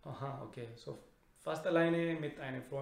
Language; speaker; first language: German; non-native, learner; Urdu